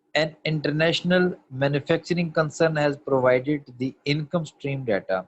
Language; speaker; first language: English; non-native, local second language; Urdu